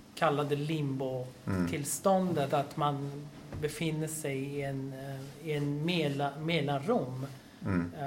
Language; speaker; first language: Swedish; non-native, fluent; Persian